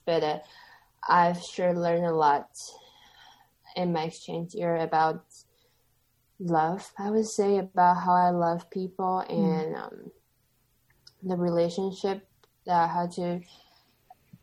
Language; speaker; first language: English; non-native, fluent; Chinese